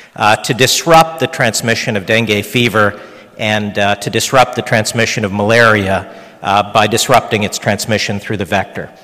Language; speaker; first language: English; early bilingual, other home language; Hungarian